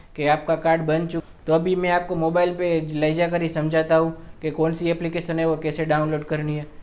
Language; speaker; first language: Hindi; non-native, local second language; Gujarati